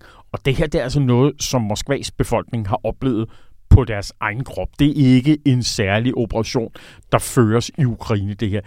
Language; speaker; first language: Danish; native; Danish